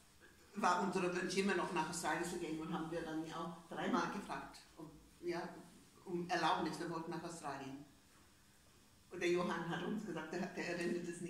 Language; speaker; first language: German; non-native, fluent; English